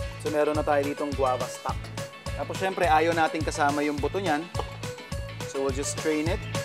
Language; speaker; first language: Filipino; non-native, local second language; Iloko